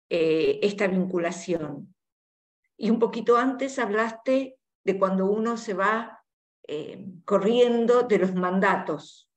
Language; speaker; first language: Spanish; native; Spanish